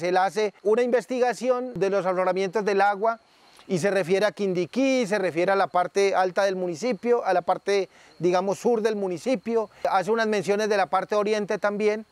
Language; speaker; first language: Spanish; native; Spanish